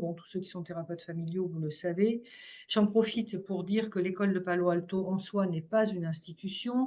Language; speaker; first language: French; native; French